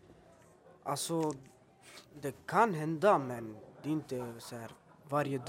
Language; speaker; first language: Swedish; early bilingual, other home language; Albanian